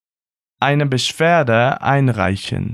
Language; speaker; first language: German; non-native, fluent; Portuguese